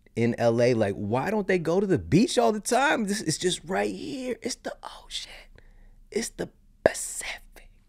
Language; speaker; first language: English; native; English